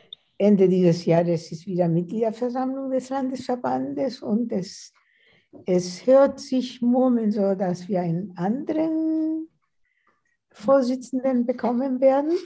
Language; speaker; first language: German; non-native, fluent; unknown